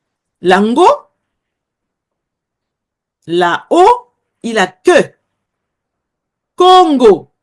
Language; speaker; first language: Spanish; non-native, fluent; Kongo